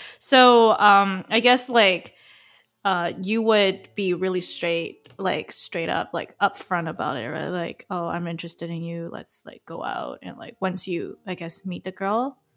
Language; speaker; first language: English; early bilingual, other home language; Chinese